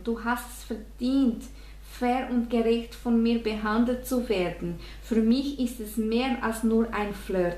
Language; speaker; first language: German; non-native, fluent; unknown